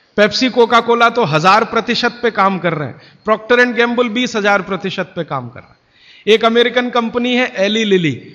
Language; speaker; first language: Hindi; native; Hindi